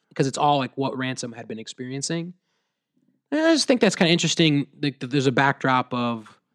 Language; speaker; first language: English; native; English